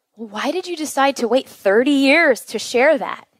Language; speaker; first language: English; native; English